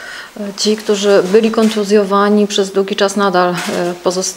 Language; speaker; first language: Polish; native; Polish